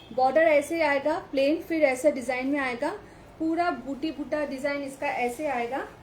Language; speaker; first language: Hindi; non-native, local second language; Bangla